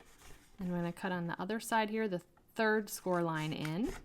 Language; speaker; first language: English; native; English